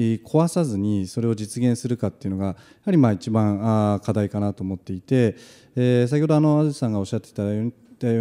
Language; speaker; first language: Japanese; native; Japanese